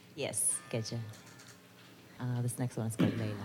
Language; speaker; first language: English; non-native, fluent; Turkish